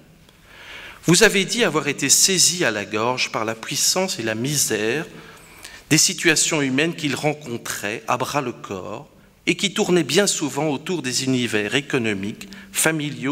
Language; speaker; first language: French; native; French